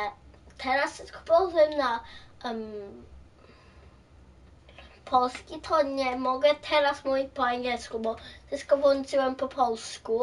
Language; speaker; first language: Polish; early bilingual, heritage; Polish